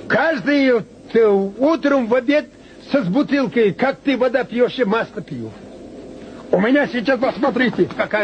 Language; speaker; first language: Russian; non-native, local second language; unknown